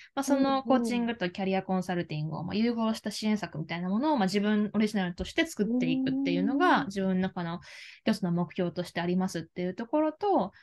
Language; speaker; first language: Japanese; native; Japanese